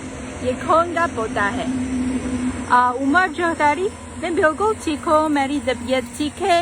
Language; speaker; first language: Urdu; non-native, fluent; Chinese